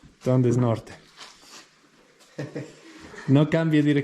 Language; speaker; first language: Spanish; non-native, learner; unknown